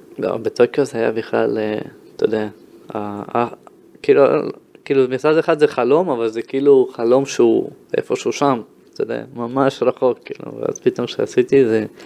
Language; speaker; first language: Hebrew; early bilingual, other home language; Russian